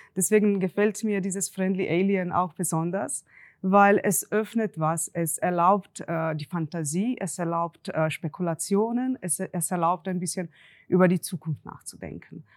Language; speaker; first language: German; non-native, fluent; Slovenian